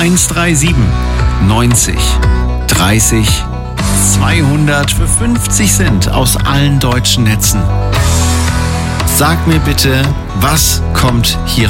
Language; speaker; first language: German; native; German